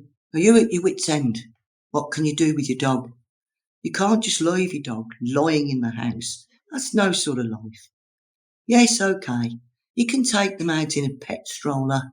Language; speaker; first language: English; native; English